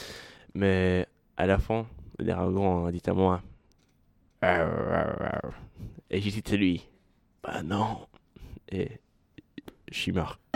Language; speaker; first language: French; non-native, learner; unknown